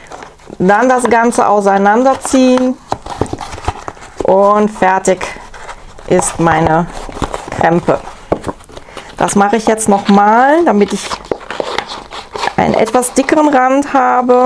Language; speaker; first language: German; native; German